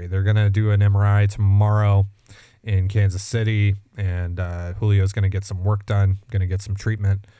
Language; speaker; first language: English; native; English